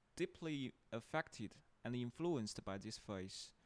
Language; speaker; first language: English; non-native, fluent; Chinese